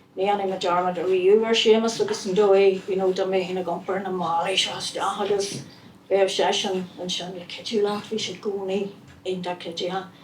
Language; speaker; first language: Irish; non-native, local second language; English